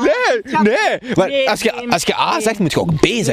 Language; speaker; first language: Dutch; native; Dutch